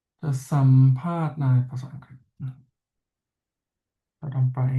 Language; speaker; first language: Thai; non-native, fluent; English